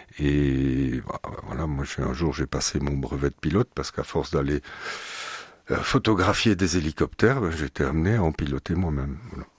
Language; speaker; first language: French; native; French